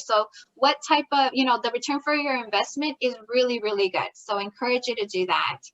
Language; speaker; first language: English; native; English